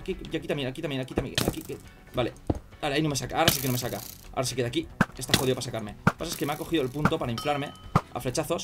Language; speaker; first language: Spanish; native; Spanish